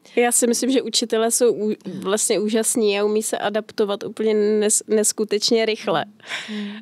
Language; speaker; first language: Czech; native; Czech